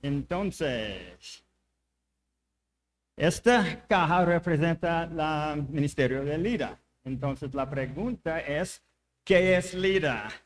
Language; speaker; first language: Spanish; non-native, learner; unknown